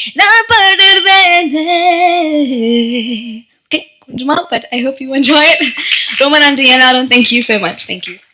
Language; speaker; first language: Tamil; non-native, learner; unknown